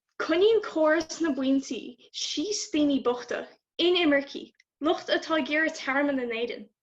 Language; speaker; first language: Irish; native; Irish